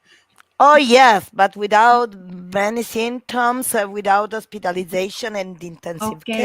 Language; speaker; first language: English; non-native, fluent; Italian